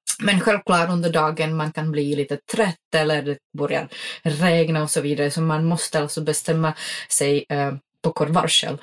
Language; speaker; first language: Swedish; non-native, fluent; Czech